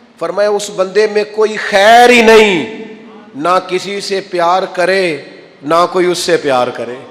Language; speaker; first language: Urdu; non-native, local second language; Punjabi